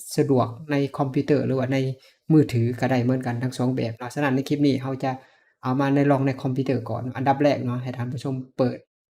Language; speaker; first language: Lao; native; Lao